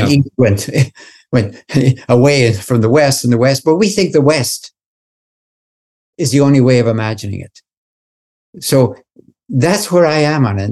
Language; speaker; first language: English; native; English